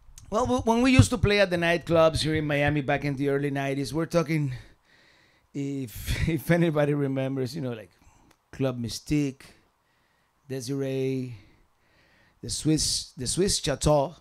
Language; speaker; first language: English; non-native, fluent; Spanish